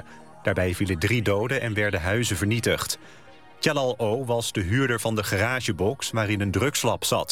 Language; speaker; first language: Dutch; native; Dutch